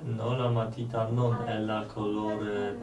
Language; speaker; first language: Italian; non-native, learner; Polish